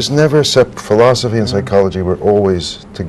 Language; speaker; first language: English; native; English